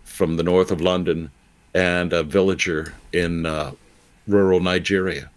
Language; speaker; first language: English; native; English